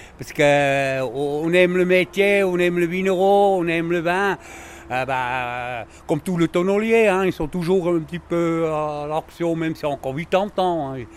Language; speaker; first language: French; non-native, local second language; Swiss German